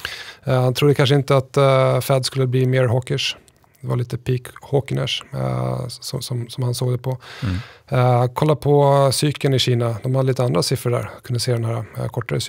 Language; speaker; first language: Swedish; native; Swedish